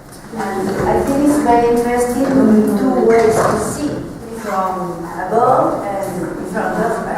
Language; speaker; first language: English; non-native, fluent; Spanish